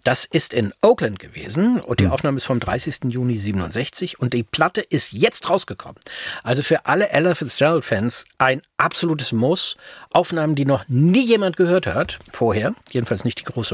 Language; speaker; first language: German; native; German